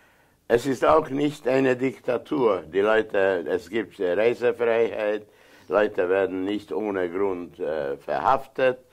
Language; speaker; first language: German; non-native, fluent; Hungarian